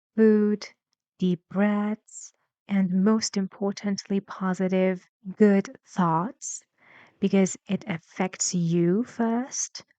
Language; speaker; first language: English; non-native, fluent; Persian